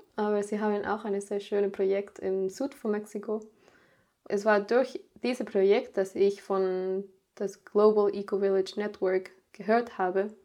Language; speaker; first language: German; non-native, fluent; Spanish